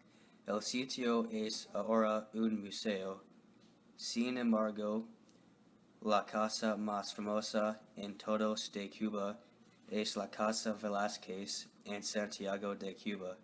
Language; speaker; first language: Spanish; non-native, learner; English